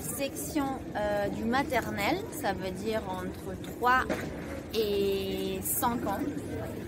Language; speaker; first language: French; non-native, fluent; Spanish